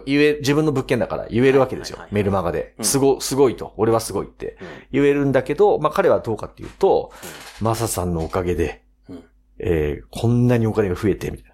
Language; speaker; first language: Japanese; native; Japanese